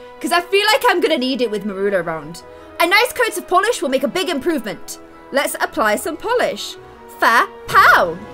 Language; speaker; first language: English; native; English